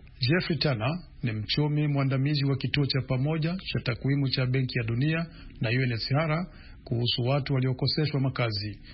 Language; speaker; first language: Swahili; non-native, local second language; Rundi